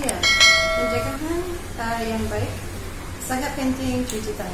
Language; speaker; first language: Indonesian; non-native, fluent; English